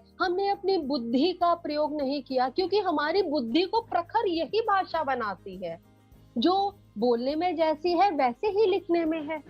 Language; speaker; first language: Hindi; native; Hindi